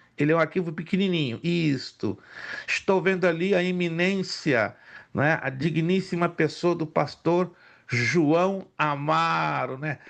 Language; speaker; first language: Portuguese; non-native, local second language; Spanish